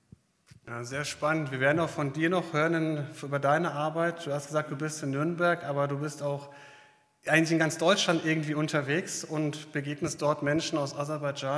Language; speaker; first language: German; native; German